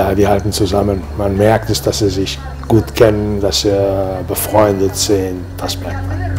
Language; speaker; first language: German; non-native, fluent; Spanish